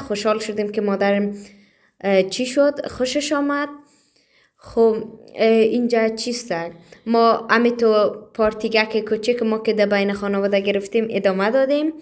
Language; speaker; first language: Persian; early bilingual, heritage; Persian